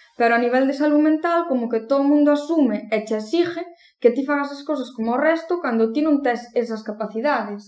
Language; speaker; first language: Galician; non-native, local second language; Spanish